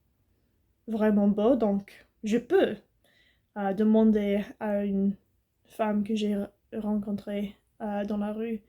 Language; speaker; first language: French; non-native, learner; English